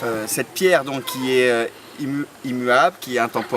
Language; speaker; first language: French; native; French